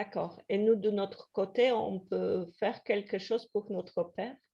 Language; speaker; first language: French; non-native, fluent; Polish